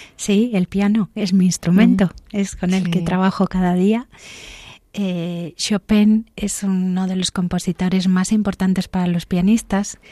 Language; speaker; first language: Spanish; native; Spanish